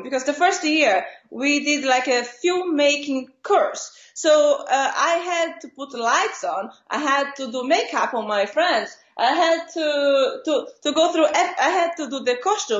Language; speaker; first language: English; non-native, fluent; Portuguese